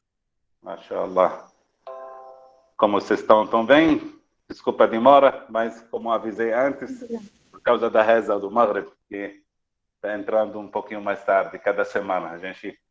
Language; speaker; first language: Portuguese; non-native, fluent; Arabic